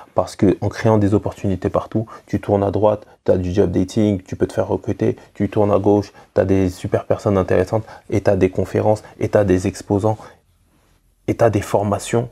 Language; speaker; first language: French; native; French